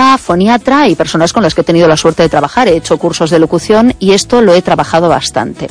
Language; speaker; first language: Spanish; native; Spanish